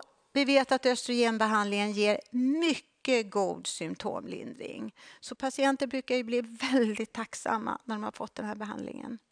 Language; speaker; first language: Swedish; native; Swedish